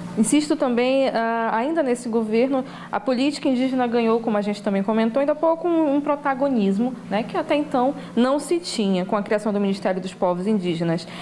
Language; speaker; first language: Portuguese; native; Portuguese